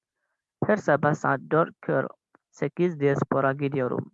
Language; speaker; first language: Turkish; non-native, learner; Indonesian